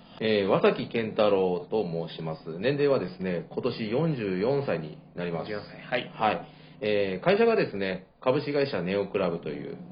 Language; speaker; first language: Japanese; native; Japanese